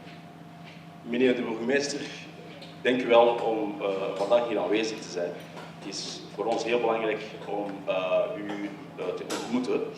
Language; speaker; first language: Dutch; early bilingual, other home language; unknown